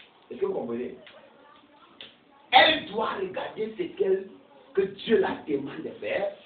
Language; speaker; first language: French; non-native, local second language; English